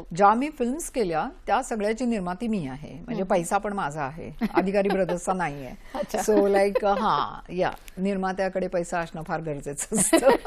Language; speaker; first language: Marathi; native; Marathi